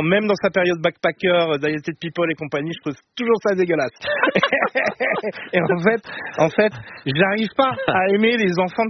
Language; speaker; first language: French; native; French